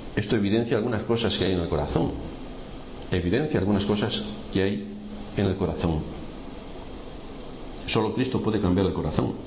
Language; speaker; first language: Spanish; native; Spanish